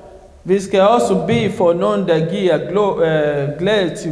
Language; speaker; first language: Swedish; non-native, learner; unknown